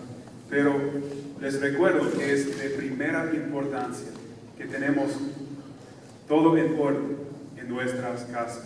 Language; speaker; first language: Spanish; non-native, fluent; English